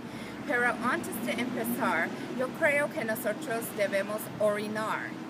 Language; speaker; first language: Spanish; non-native, fluent; English